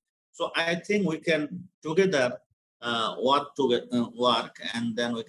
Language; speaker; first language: English; non-native, local second language; Bangla